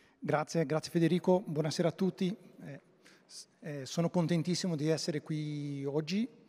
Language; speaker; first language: Italian; non-native, fluent; Portuguese